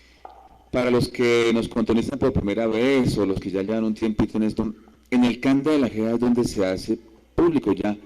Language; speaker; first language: Spanish; native; Spanish